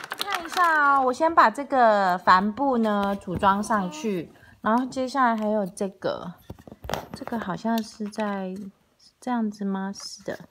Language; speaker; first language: Chinese; native; Chinese